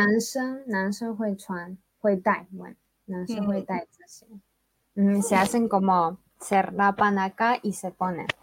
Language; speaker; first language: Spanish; non-native, fluent; Chinese